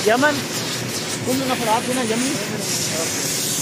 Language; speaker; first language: Arabic; non-native, learner; Urdu